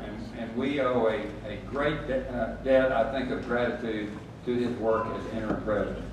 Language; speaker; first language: English; native; English